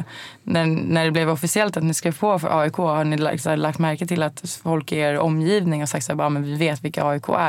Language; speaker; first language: Swedish; native; Swedish